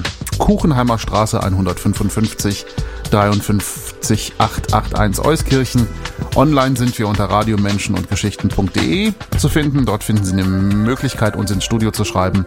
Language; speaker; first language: German; native; German